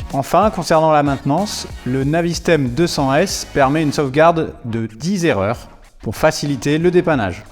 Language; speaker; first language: French; native; French